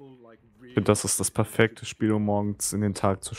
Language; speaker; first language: German; native; German